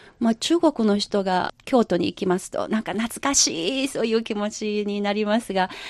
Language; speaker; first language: Japanese; non-native, fluent; Chinese